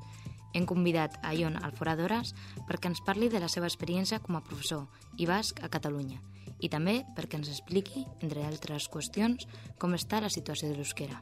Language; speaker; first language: Catalan; non-native, fluent; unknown